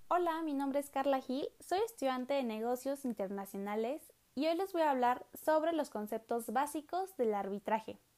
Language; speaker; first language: Spanish; native; Spanish